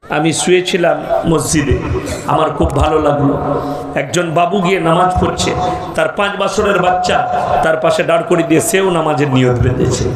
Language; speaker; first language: Bangla; native; Bangla